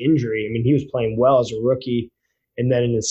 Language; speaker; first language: English; native; English